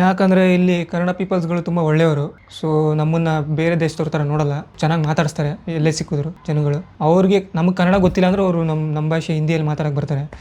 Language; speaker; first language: Kannada; early bilingual, other home language; Nepali